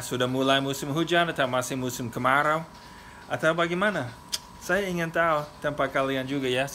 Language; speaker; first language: Indonesian; non-native, fluent; English